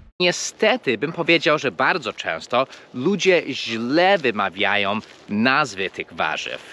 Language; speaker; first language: Polish; non-native, fluent; English